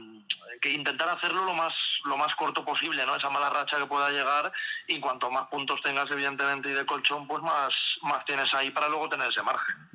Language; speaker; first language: Spanish; native; Spanish